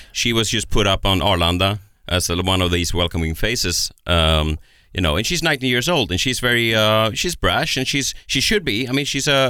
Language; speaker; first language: English; non-native, fluent; Swedish